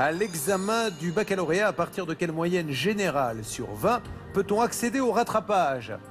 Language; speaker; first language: French; native; French